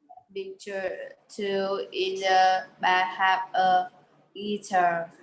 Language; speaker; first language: English; non-native, learner; Vietnamese